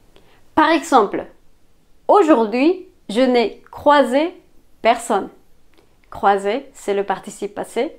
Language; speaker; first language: French; non-native, fluent; Spanish